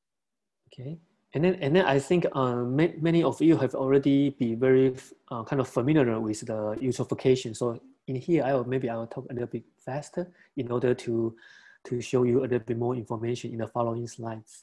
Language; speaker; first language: English; non-native, fluent; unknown